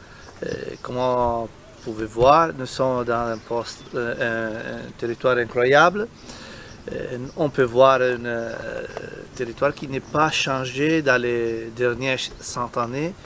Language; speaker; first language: French; non-native, learner; Italian